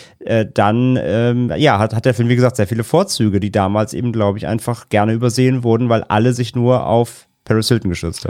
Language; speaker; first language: German; native; German